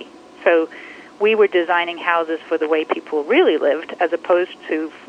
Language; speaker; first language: English; native; English